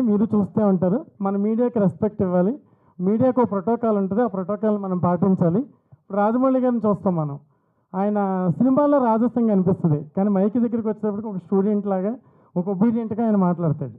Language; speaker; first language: Telugu; native; Telugu